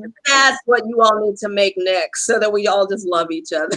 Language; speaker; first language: English; native; English